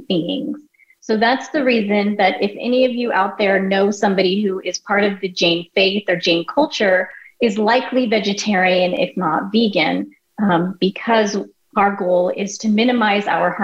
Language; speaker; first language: English; native; English